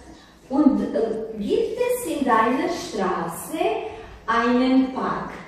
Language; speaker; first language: German; non-native, fluent; Croatian